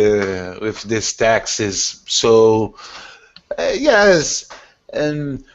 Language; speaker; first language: English; non-native, learner; Portuguese